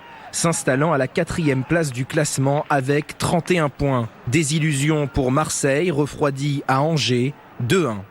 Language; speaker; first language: French; native; French